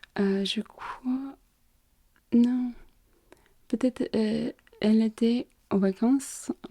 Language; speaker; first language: French; non-native, learner; English